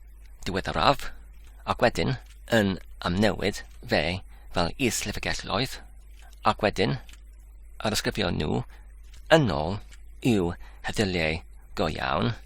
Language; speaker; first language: Welsh; non-native, learner; English